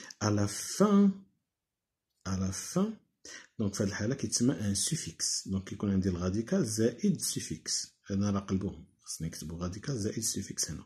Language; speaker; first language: French; non-native, local second language; Arabic